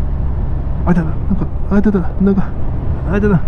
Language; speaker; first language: Japanese; native; Japanese